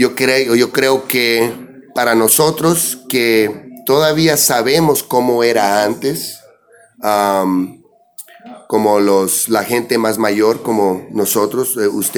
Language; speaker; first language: Spanish; early bilingual, heritage; English